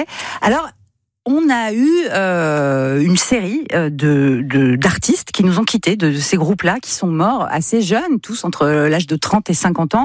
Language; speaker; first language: French; native; French